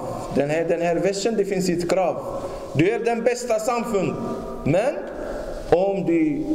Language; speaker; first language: Swedish; non-native, fluent; Arabic